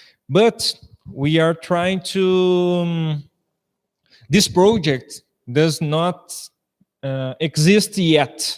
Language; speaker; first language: English; non-native, fluent; Portuguese